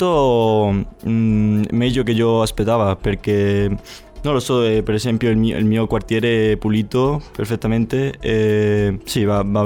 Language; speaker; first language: Italian; non-native, learner; Spanish